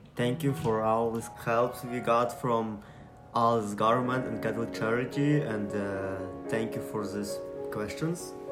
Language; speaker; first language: English; non-native, learner; Ukrainian